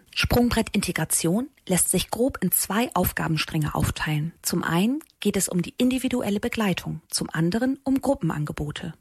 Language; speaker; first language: German; native; German